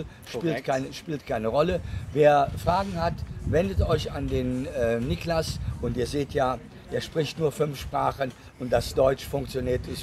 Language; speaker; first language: German; native; German